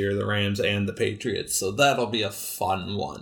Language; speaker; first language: English; native; English